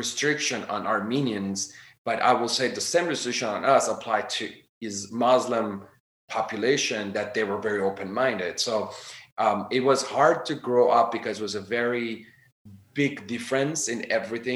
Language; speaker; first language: English; non-native, fluent; Armenian